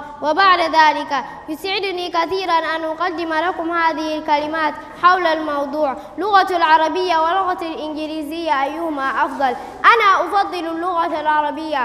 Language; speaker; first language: Arabic; non-native, learner; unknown